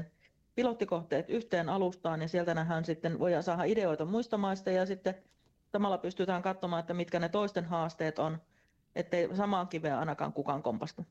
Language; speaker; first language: Finnish; native; Finnish